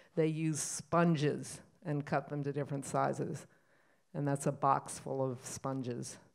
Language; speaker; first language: English; native; English